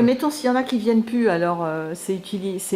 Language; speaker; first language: French; native; French